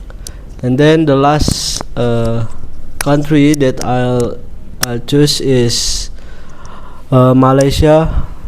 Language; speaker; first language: English; non-native, learner; Indonesian